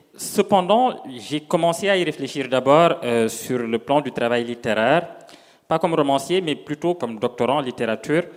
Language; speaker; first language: French; non-native, local second language; Serer